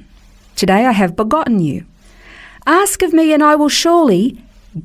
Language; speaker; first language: English; native; English